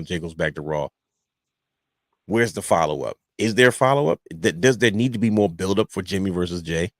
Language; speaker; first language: English; native; English